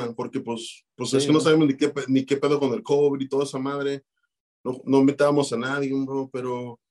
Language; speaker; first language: Spanish; early bilingual, heritage; Spanish